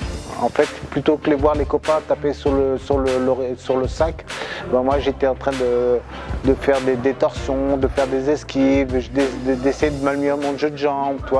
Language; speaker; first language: French; native; French